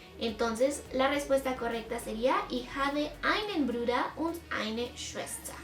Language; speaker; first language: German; non-native, fluent; Spanish